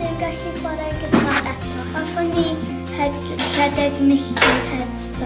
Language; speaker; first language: Welsh; non-native, local second language; English